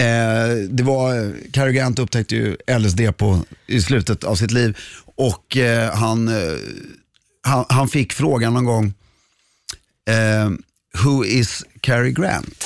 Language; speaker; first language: Swedish; native; Swedish